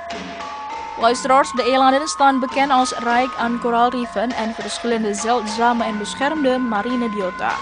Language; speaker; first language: Dutch; non-native, fluent; Indonesian